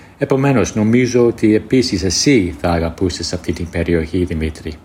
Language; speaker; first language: Greek; non-native, learner; English